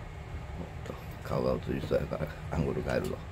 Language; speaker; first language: Japanese; native; Japanese